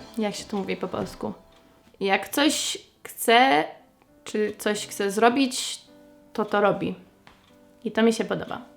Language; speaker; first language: Polish; early bilingual, heritage; English